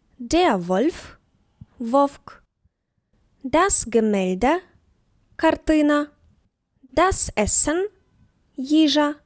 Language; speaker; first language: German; non-native, fluent; Ukrainian